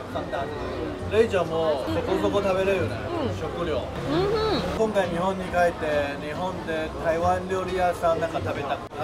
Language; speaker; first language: Japanese; non-native, fluent; Chinese